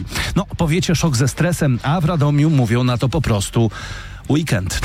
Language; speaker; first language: Polish; native; Polish